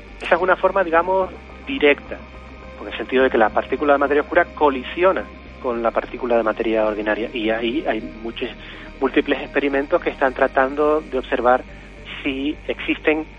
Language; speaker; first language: Spanish; native; Spanish